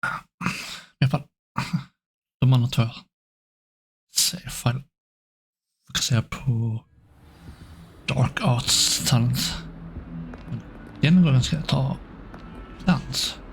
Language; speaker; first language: Swedish; non-native, learner; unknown